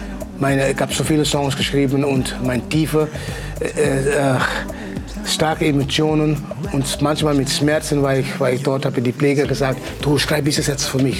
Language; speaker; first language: German; non-native, fluent; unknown